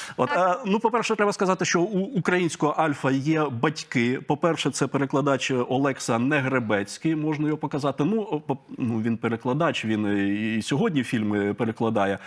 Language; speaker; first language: Ukrainian; native; Ukrainian